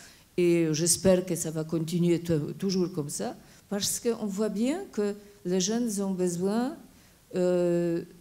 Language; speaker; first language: French; non-native, fluent; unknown